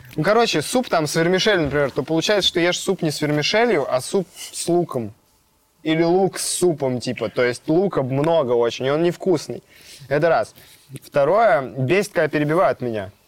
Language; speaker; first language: Russian; native; Russian